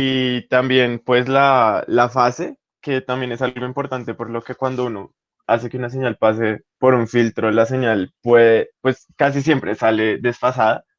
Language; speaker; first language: Spanish; native; Spanish